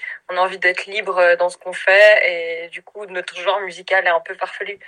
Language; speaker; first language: French; native; French